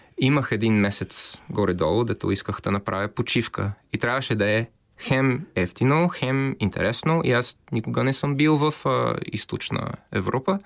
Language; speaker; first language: Bulgarian; non-native, fluent; English